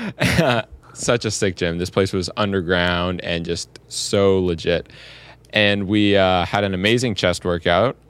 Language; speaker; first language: English; native; English